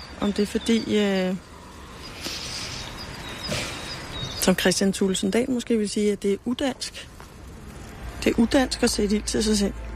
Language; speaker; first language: Danish; native; Danish